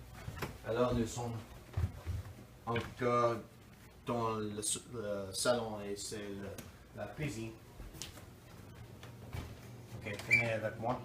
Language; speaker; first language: French; non-native, learner; English